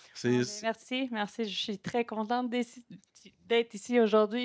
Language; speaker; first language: French; non-native, local second language; English